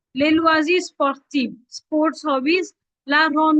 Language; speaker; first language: French; non-native, fluent; Hindi